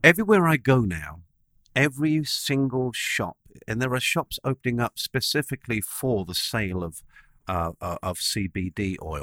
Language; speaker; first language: English; native; English